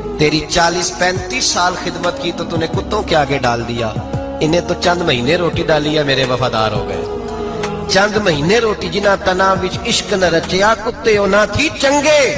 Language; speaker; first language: Urdu; non-native, local second language; Punjabi